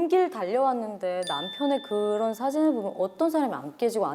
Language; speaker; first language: Korean; native; Korean